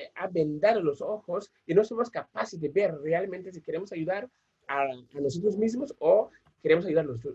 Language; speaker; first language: Spanish; non-native, fluent; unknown